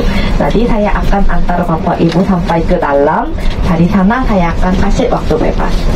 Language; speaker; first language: Indonesian; non-native, fluent; Korean